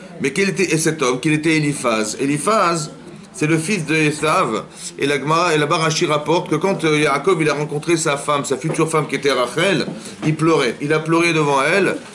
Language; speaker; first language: French; native; French